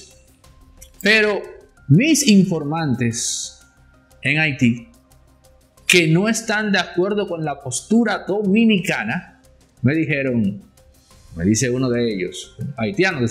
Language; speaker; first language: Spanish; native; Spanish